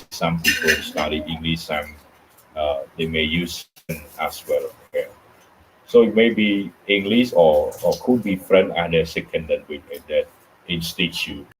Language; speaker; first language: English; non-native, fluent; Khmer